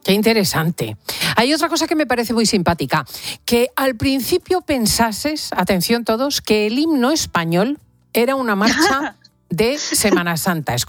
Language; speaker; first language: Spanish; native; Spanish